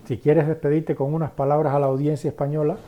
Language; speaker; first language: Spanish; native; Spanish